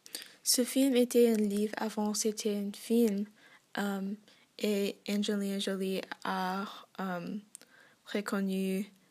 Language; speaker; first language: French; non-native, learner; English